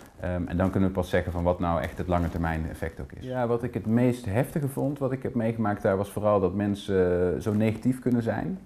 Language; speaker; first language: Dutch; native; Dutch